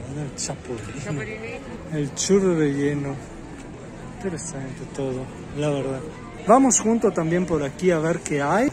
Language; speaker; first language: Spanish; non-native, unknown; Italian